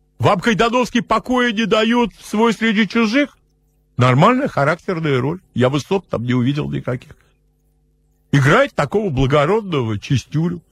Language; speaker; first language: Russian; native; Russian